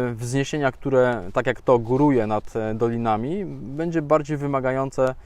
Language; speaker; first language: Polish; native; Polish